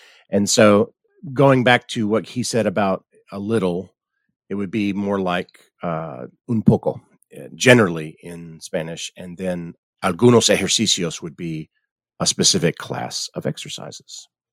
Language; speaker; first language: English; native; English